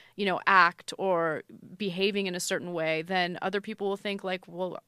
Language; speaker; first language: English; early bilingual, other home language; Armenian